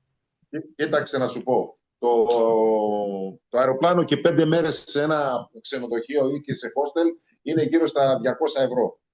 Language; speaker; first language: Greek; native; Greek